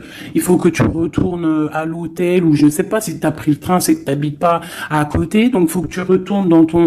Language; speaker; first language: French; native; French